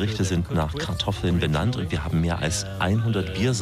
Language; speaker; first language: German; native; German